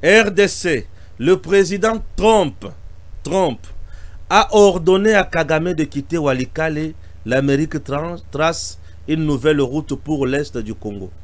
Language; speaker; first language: French; non-native, local second language; Lingala